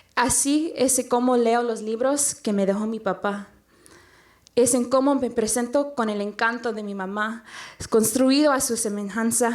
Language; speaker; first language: Spanish; early bilingual, heritage; Spanish